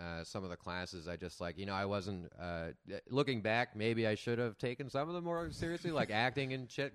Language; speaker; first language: English; native; English